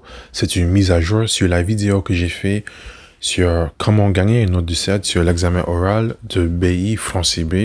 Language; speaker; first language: French; non-native, learner; English